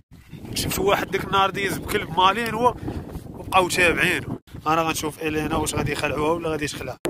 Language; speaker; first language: Arabic; native; Arabic